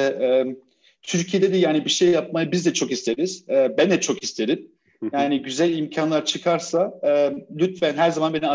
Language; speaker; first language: Turkish; early bilingual, heritage; Turkish